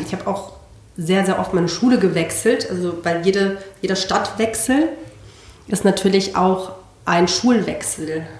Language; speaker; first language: German; non-native, fluent; Spanish